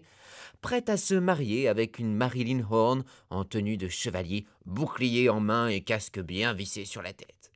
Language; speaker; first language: French; native; French